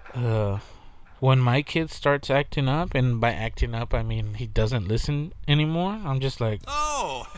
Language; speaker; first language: English; native; English